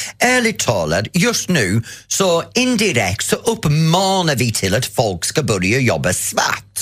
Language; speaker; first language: Swedish; non-native, fluent; English